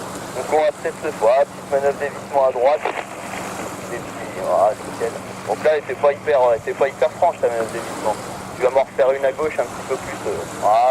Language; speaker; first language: French; native; French